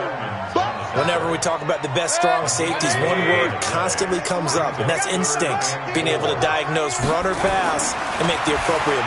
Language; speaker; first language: English; native; English